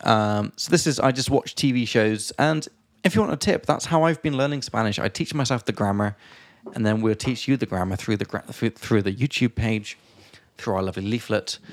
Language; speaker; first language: English; native; English